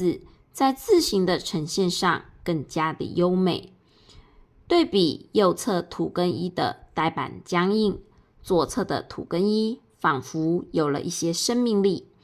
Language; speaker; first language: Chinese; native; Chinese